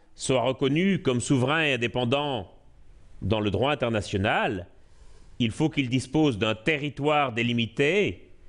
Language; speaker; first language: French; native; French